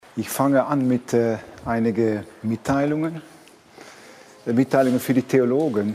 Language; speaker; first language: German; non-native, fluent; Dutch